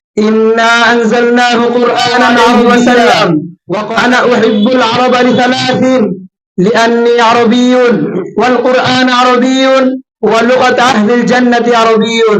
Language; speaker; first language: Arabic; non-native, learner; Bangla